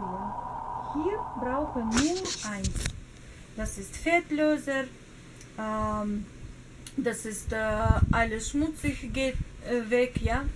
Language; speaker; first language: German; non-native, learner; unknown